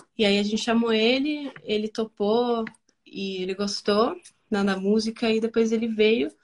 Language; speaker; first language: Portuguese; early bilingual, other home language; Spanish